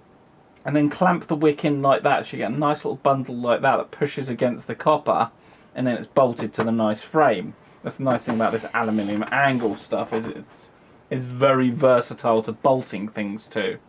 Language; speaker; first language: English; native; English